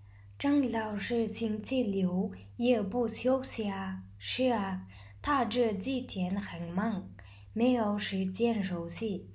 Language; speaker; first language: Chinese; non-native, fluent; Mongolian